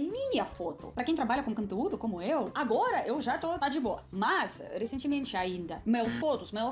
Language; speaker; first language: Portuguese; non-native, fluent; Russian